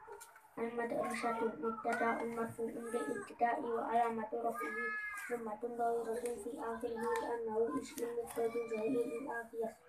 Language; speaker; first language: Arabic; non-native, learner; Javanese